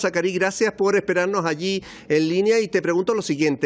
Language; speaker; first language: Spanish; native; Spanish